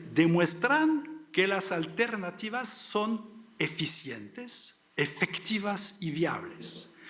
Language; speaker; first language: Spanish; non-native, learner; French